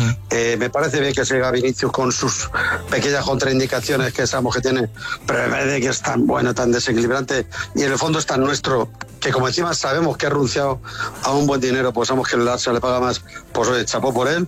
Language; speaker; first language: Spanish; native; Spanish